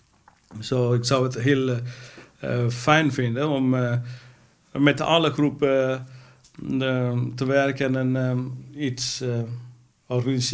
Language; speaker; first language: Dutch; non-native, fluent; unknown